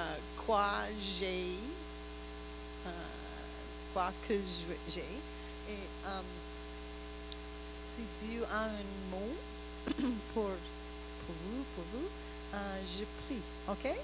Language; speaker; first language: French; non-native, learner; English